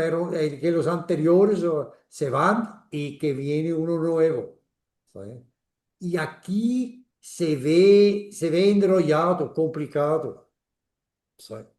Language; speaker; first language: Spanish; non-native, fluent; German